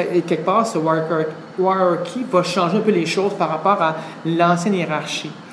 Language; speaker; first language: French; native; French